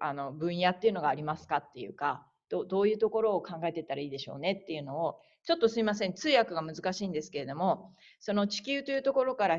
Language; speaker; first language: Japanese; native; Japanese